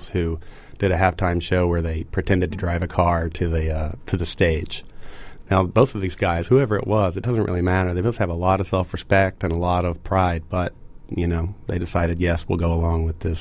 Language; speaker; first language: English; native; English